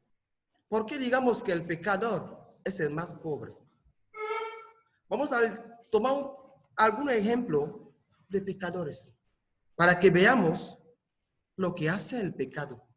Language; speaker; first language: Spanish; non-native, fluent; French